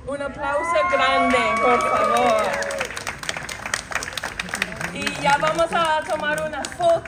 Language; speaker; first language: Spanish; non-native, learner; English